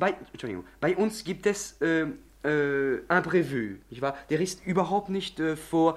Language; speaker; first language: German; non-native, learner; French